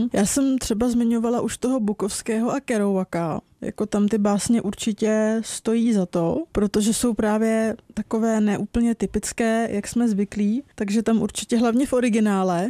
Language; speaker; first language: Czech; native; Czech